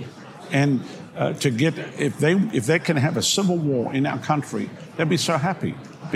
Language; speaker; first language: English; native; English